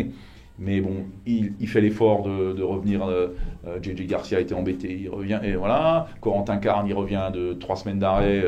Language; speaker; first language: French; native; French